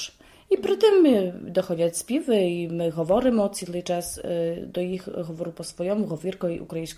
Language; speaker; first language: Polish; non-native, local second language; Ukrainian